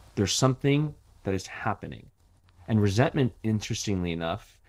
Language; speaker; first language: English; native; English